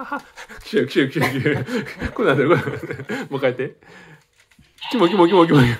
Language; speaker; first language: Japanese; native; Japanese